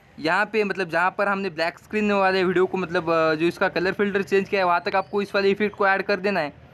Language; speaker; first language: Hindi; non-native, local second language; Marathi